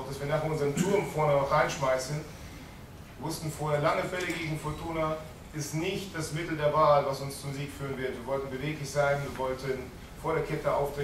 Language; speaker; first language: German; native; German